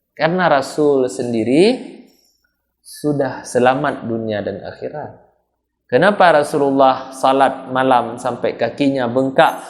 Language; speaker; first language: Malay; non-native, local second language; Achinese